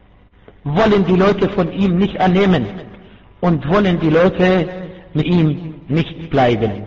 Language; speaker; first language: German; non-native, fluent; Arabic